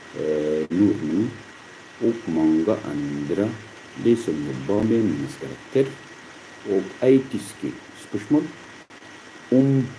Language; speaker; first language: Norwegian; non-native, learner; Arabic